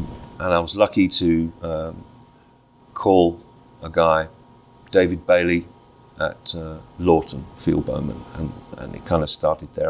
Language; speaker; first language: English; native; English